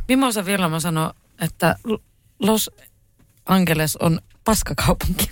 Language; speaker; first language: Finnish; native; Finnish